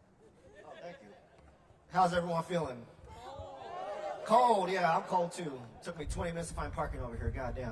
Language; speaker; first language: English; native; English